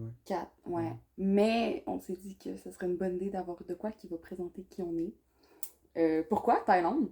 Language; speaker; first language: French; native; French